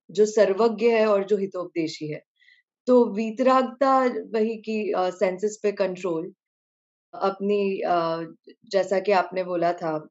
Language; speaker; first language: Hindi; native; Hindi